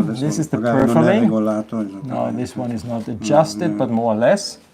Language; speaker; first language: English; non-native, fluent; German